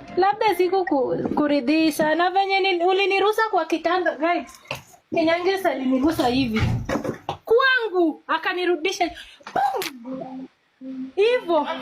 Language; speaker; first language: Swahili; native; Swahili